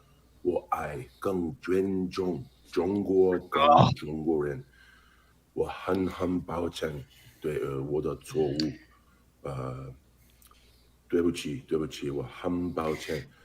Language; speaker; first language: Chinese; non-native, learner; English